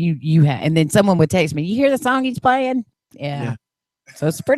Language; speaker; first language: English; native; English